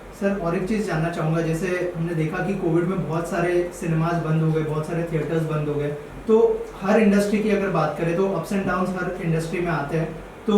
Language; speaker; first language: Hindi; native; Hindi